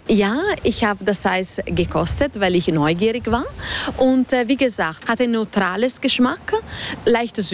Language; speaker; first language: German; non-native, fluent; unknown